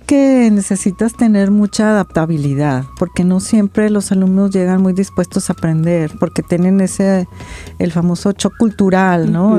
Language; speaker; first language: Spanish; native; Spanish